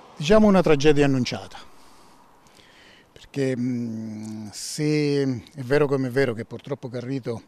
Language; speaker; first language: Italian; native; Italian